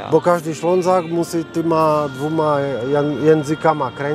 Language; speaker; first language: Polish; non-native, learner; Czech